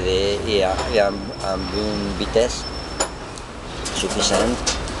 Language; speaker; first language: French; non-native, learner; Spanish